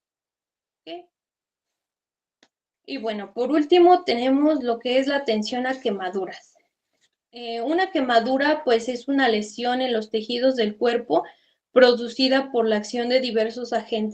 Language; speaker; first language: Spanish; native; Spanish